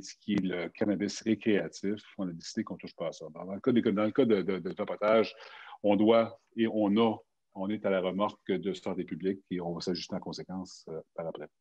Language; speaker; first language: French; native; French